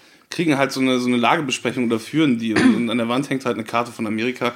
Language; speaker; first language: German; native; German